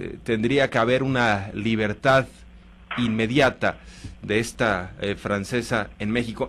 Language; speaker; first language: Spanish; native; Spanish